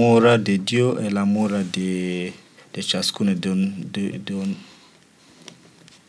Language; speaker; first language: Italian; non-native, learner; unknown